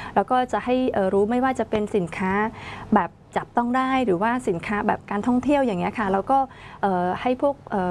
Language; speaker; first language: Thai; non-native, fluent; Khmer